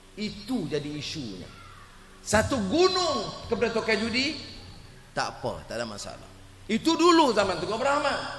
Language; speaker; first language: Malay; native; Malay